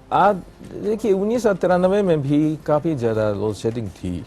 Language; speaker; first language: Hindi; non-native, fluent; Japanese